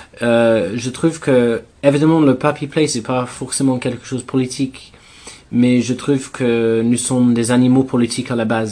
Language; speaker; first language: French; non-native, learner; English